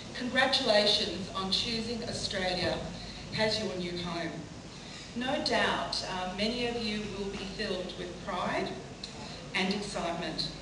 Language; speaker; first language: English; native; English